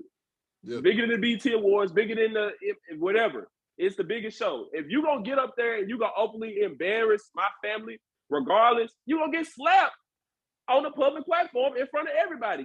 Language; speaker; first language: English; native; English